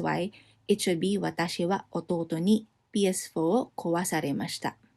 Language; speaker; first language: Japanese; non-native, fluent; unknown